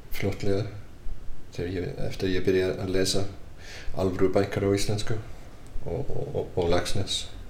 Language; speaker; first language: Icelandic; non-native, fluent; English